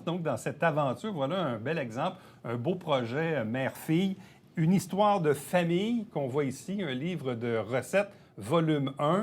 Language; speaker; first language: French; native; French